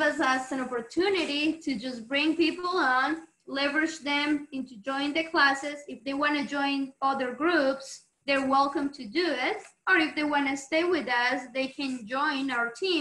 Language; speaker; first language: English; non-native, fluent; Spanish